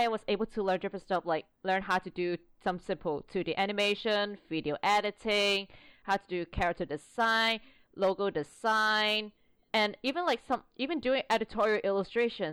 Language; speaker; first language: English; non-native, local second language; Cantonese